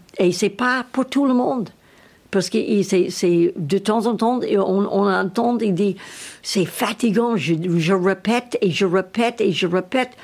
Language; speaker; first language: French; non-native, learner; English